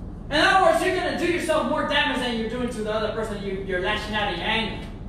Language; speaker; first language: English; early bilingual, other home language; Spanish